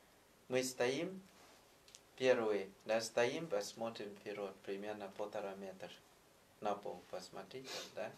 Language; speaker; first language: Russian; non-native, learner; Thai